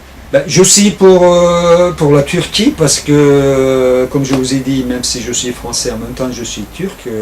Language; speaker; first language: French; non-native, fluent; Turkish